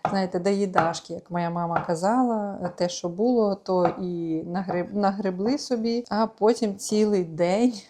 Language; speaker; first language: Ukrainian; non-native, local second language; Russian